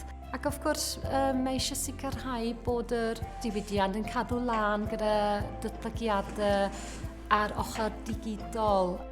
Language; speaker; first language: Welsh; non-native, fluent; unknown